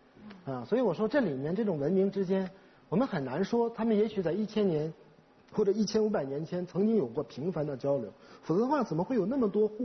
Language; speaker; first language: Chinese; native; Chinese